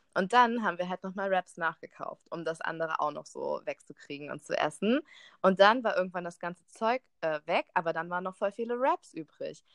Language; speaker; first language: German; native; German